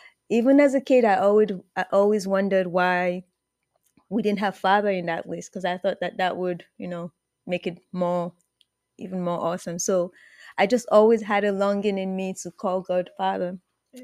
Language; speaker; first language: English; non-native, local second language; Yoruba